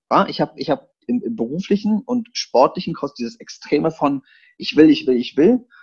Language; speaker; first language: German; early bilingual, other home language; Polish